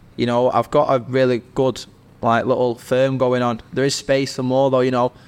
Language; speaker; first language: English; native; English